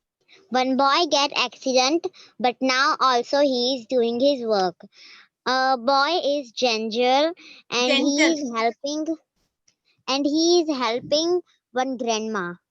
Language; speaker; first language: English; non-native, learner; Hindi